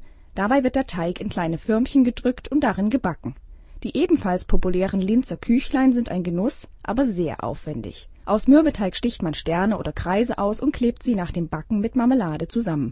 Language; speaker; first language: German; native; German